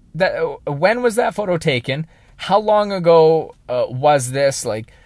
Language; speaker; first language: English; native; English